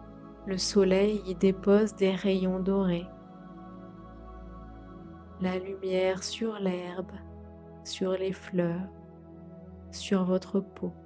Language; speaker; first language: French; native; French